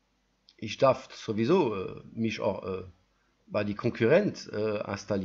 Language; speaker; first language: German; non-native, learner; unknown